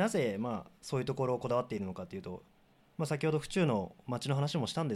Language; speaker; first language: Japanese; native; Japanese